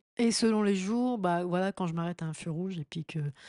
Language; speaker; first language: French; native; French